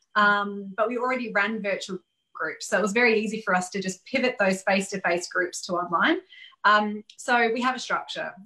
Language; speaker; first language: English; native; English